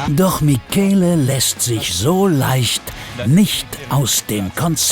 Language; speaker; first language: German; native; German